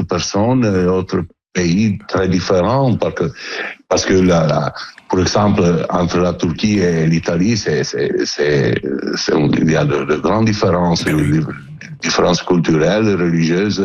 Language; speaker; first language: French; non-native, fluent; Italian